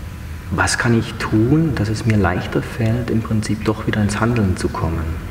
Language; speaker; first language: German; native; German